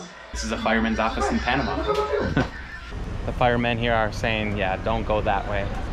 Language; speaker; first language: English; native; English